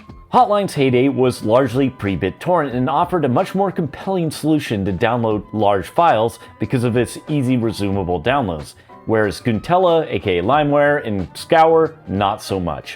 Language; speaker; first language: English; native; English